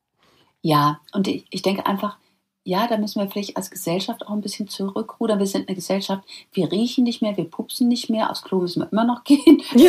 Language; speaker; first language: German; native; German